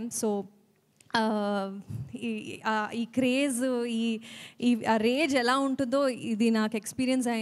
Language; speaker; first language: Telugu; non-native, learner; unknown